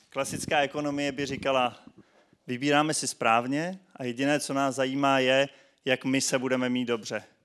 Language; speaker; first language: Czech; native; Czech